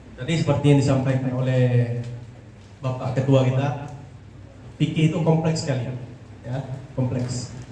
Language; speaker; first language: Indonesian; non-native, local second language; Achinese